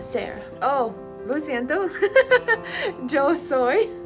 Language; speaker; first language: Spanish; non-native, learner; English